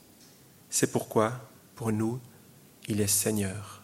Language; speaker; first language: French; native; French